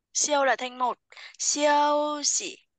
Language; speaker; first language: Chinese; non-native, fluent; Vietnamese